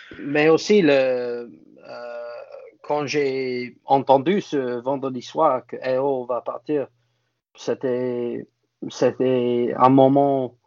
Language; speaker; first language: French; non-native, fluent; English